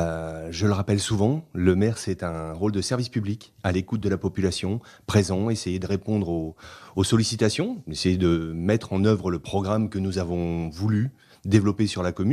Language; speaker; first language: French; native; French